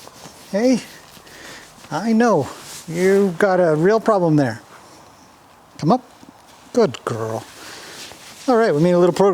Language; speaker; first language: English; native; English